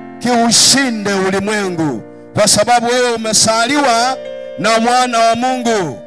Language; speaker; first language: Swahili; non-native, local second language; Luyia